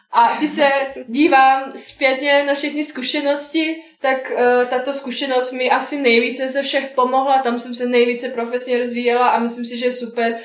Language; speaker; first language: Czech; non-native, fluent; Bosnian